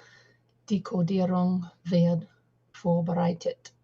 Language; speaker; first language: German; non-native, learner; English